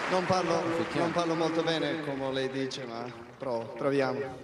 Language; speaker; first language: Italian; non-native, learner; Spanish